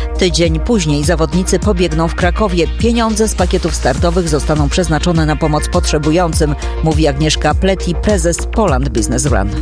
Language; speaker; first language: Polish; native; Polish